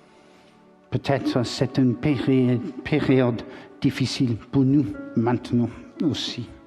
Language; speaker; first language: French; non-native, learner; English